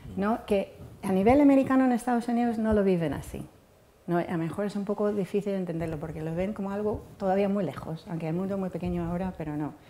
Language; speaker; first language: Spanish; non-native, fluent; English